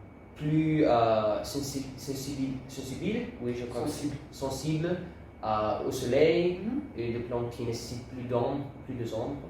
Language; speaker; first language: French; non-native, learner; Italian